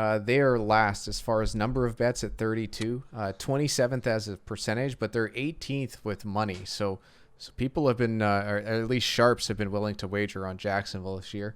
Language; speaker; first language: English; native; English